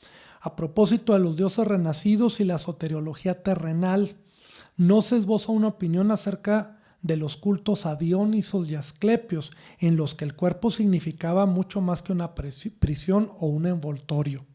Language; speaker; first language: Spanish; native; Spanish